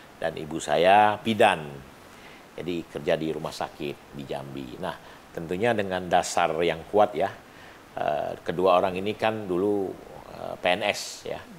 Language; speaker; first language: Indonesian; native; Indonesian